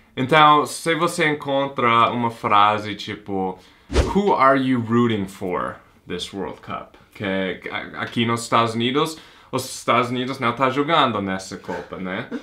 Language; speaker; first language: Portuguese; non-native, fluent; English